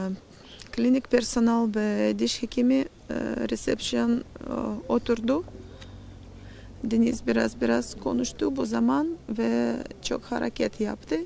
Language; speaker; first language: Turkish; non-native, learner; Russian